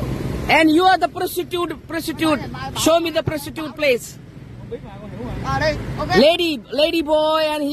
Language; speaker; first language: English; non-native, learner; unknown